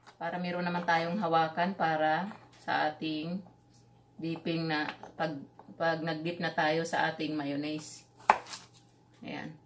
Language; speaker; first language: Filipino; non-native, local second language; Cebuano